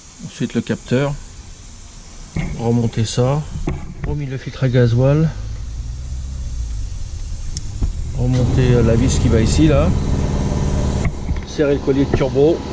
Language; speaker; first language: French; native; French